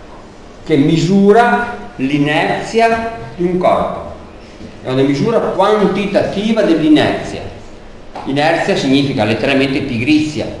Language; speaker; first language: Italian; native; Italian